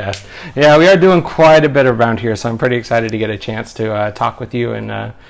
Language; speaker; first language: English; native; English